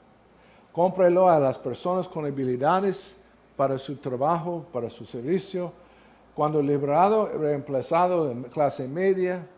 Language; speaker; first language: Spanish; non-native, learner; English